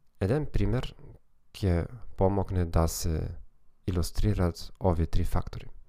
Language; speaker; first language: Macedonian; non-native, learner; German